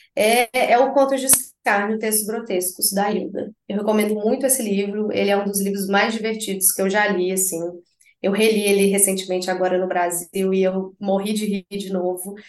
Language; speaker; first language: Portuguese; native; Portuguese